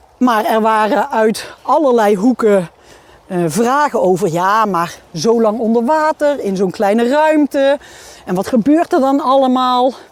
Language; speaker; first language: Dutch; native; Dutch